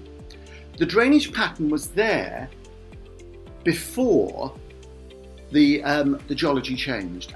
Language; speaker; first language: English; native; English